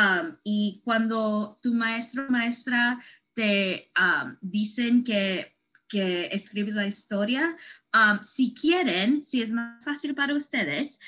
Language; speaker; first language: Spanish; early bilingual, heritage; Spanish